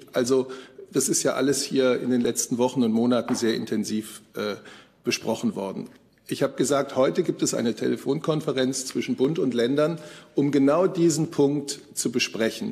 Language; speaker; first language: German; native; German